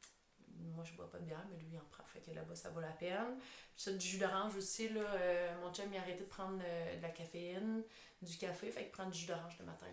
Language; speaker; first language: French; native; French